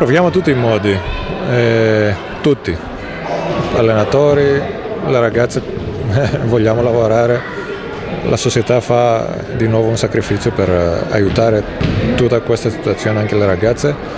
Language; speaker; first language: Italian; non-native, fluent; Greek